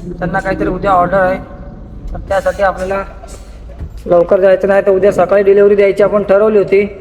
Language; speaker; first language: Marathi; non-native, local second language; Kannada